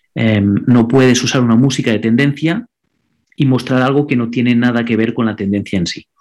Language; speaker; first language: Spanish; non-native, local second language; Catalan